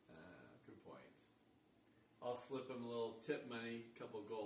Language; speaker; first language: English; native; English